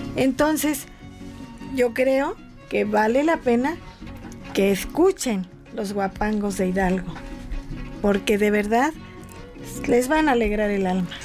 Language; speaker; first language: Spanish; native; Spanish